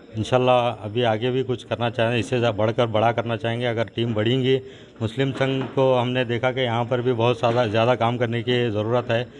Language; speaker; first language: Hindi; non-native, local second language; Urdu